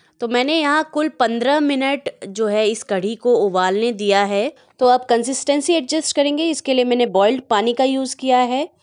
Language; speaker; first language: Hindi; native; Hindi